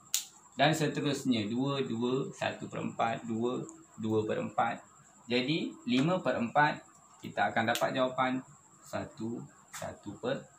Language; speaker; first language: Malay; native; Malay